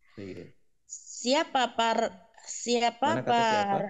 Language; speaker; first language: Indonesian; native; Indonesian